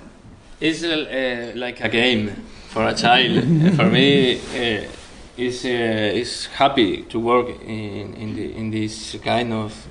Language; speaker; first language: English; non-native, learner; Spanish